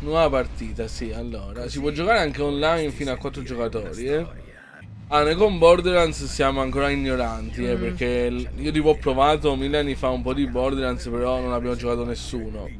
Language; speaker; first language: Italian; native; Italian